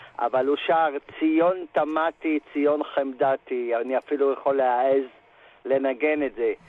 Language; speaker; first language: Hebrew; native; Hebrew